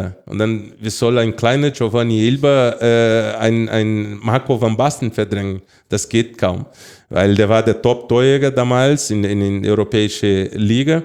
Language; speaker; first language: German; non-native, fluent; Portuguese